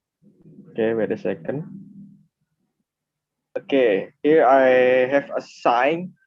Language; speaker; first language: English; non-native, learner; Indonesian